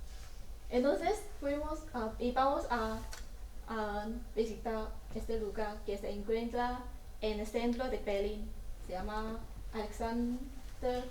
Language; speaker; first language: Spanish; non-native, learner; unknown